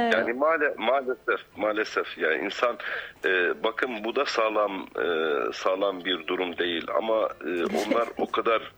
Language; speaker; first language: Turkish; non-native, fluent; Arabic